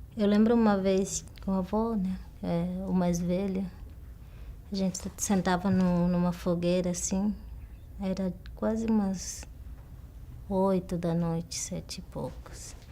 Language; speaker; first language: Portuguese; non-native, local second language; Guarani